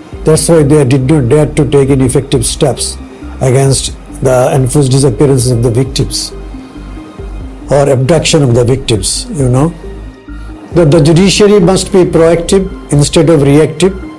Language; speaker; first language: English; non-native, local second language; Bangla